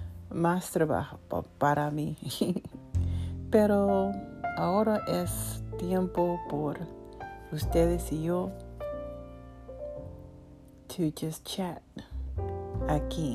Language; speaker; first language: Spanish; non-native, learner; English